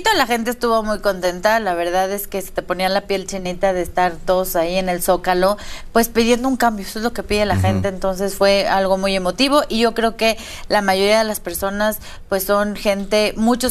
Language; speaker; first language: Spanish; native; Spanish